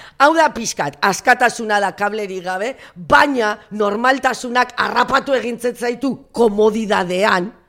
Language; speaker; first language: Basque; native; Basque